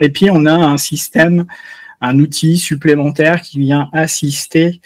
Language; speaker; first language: French; native; French